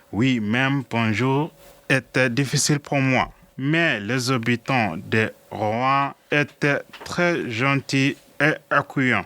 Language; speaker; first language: French; non-native, learner; Arabic